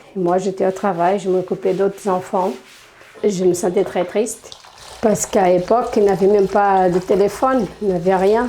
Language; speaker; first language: French; non-native, fluent; Portuguese